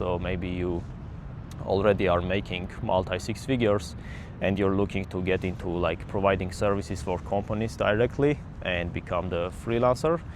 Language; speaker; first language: English; non-native, fluent; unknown